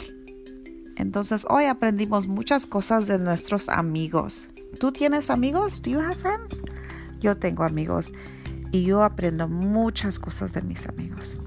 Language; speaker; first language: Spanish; early bilingual, heritage; Spanish